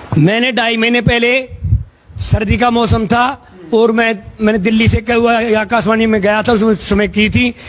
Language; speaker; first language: Hindi; native; Hindi